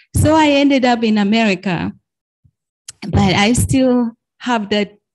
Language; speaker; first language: English; non-native, fluent; Arabic